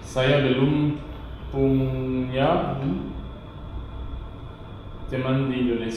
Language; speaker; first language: Indonesian; non-native, learner; English